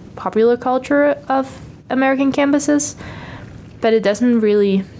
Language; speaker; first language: English; non-native, fluent; Danish